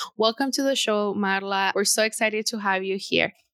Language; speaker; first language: English; non-native, fluent; Spanish